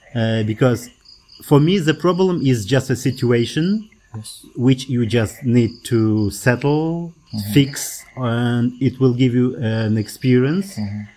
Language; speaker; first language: English; non-native, fluent; Kazakh